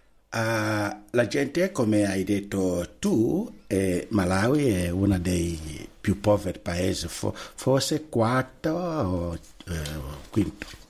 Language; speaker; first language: Italian; non-native, fluent; Nyanja